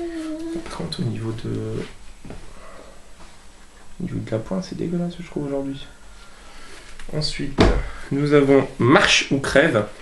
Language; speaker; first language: French; native; French